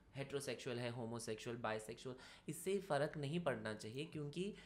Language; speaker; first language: Hindi; non-native, local second language; Marathi